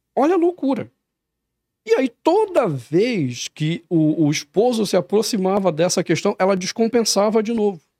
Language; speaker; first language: Portuguese; native; Portuguese